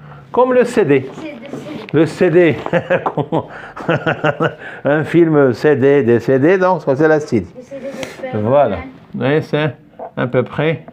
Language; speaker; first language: French; non-native, local second language; Arabic